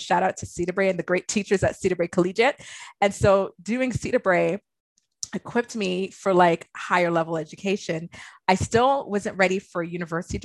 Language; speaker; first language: English; native; English